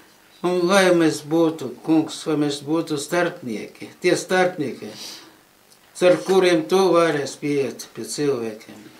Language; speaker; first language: Latvian; non-native, local second language; Russian